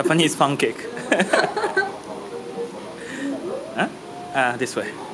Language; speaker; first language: English; non-native, learner; Japanese